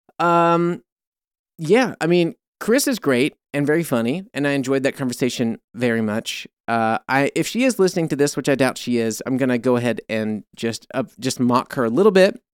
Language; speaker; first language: English; native; English